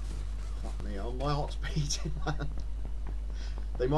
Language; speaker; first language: English; native; English